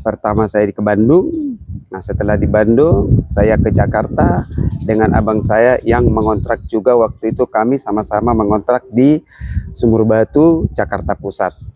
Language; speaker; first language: Indonesian; non-native, local second language; Batak Toba